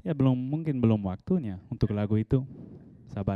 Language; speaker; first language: Indonesian; non-native, fluent; Dutch